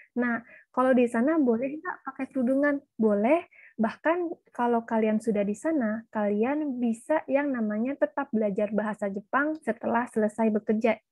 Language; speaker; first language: Indonesian; native; Indonesian